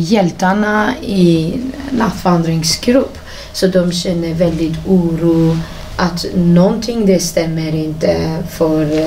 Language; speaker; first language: Swedish; non-native, fluent; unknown